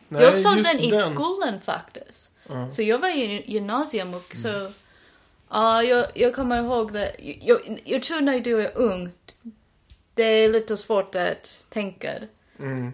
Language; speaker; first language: Swedish; non-native, learner; English